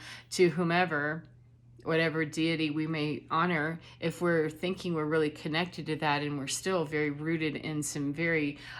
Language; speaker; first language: English; native; English